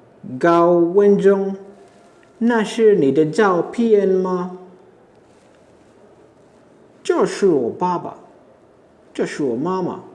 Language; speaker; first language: Chinese; non-native, fluent; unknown